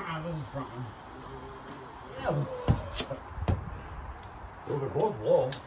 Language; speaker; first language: English; native; English